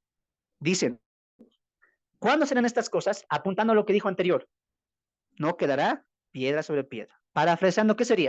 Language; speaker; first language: Spanish; native; Spanish